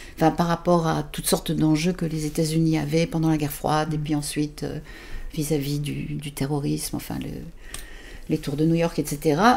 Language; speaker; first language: French; native; French